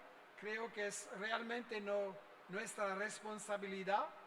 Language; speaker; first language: Spanish; non-native, fluent; French